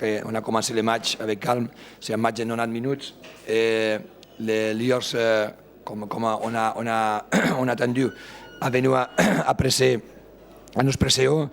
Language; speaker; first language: French; non-native, fluent; Spanish